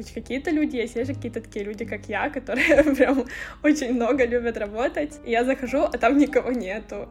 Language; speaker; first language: Russian; non-native, local second language; Ukrainian